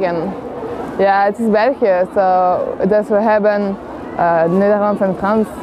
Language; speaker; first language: Dutch; non-native, local second language; French